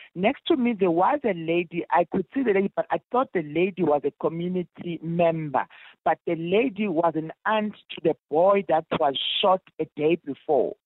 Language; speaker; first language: English; non-native, local second language; Zulu